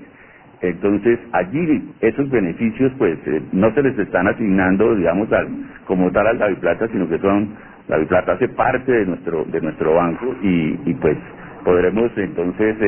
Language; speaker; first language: Spanish; native; Spanish